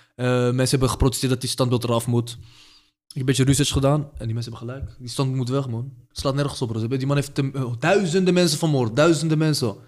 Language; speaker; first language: Dutch; early bilingual, other home language; Arabic